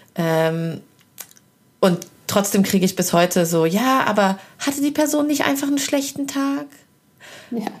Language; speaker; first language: German; early bilingual, other home language; Persian